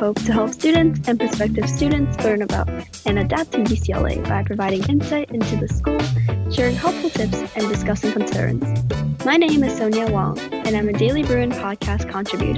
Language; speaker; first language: English; non-native, local second language; Cantonese